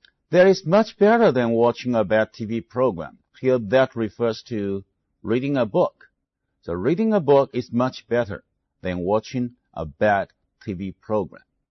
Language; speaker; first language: English; non-native, fluent; Chinese